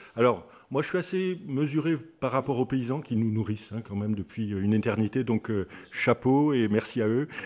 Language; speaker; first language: French; native; French